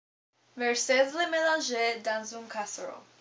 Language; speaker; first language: French; non-native, learner; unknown